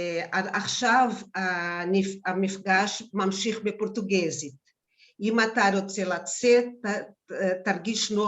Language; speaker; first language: Hebrew; non-native, fluent; Portuguese